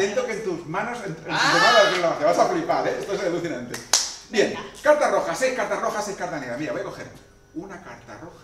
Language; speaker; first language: Spanish; native; Spanish